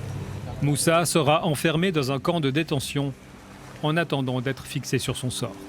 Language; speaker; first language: French; native; French